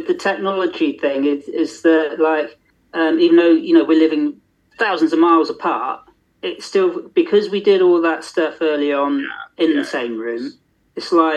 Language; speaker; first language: English; native; English